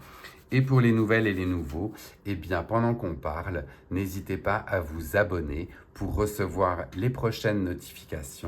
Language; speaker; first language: French; native; French